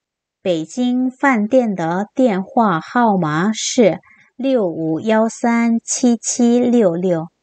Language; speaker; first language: Chinese; non-native, fluent; Korean